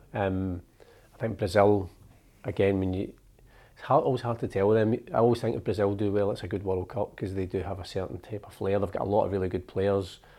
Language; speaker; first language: English; native; English